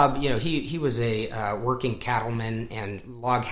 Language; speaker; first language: English; native; English